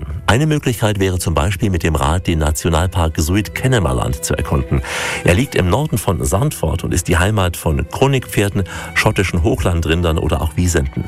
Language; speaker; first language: German; native; German